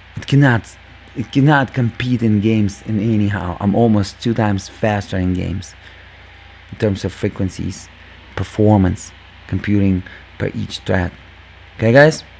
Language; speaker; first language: English; non-native, fluent; Russian